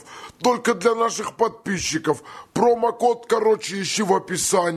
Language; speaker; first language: Russian; native; Russian